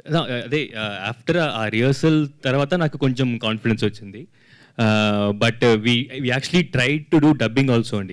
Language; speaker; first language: Telugu; non-native, learner; Tamil